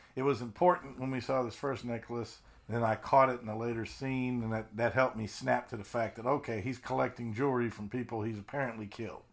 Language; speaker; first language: English; native; English